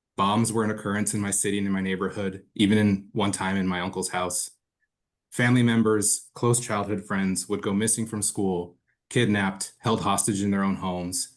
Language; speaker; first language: English; early bilingual, other home language; Spanish